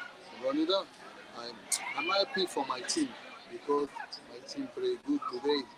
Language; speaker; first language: English; non-native, learner; French